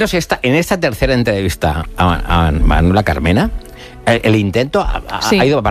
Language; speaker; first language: Spanish; native; Spanish